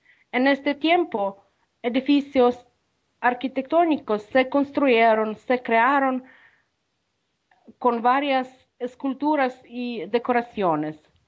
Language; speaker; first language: Spanish; non-native, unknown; Ukrainian